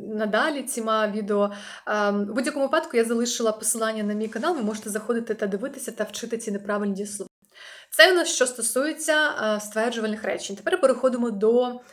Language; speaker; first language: Ukrainian; non-native, local second language; Russian